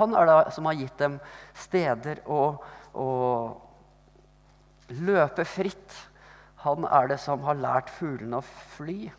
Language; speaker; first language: Norwegian; native; Norwegian